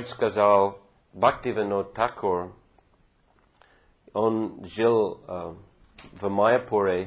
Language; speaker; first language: Russian; non-native, fluent; English